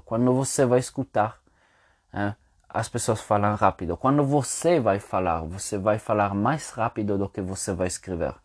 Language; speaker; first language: Portuguese; non-native, fluent; Spanish